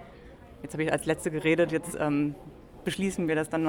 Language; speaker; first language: German; native; German